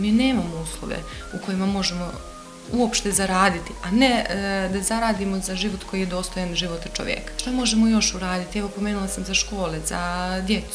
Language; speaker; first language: Serbian; native; Serbian